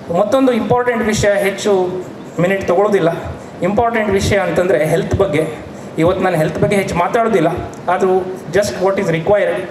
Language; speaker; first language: Kannada; non-native, local second language; Konkani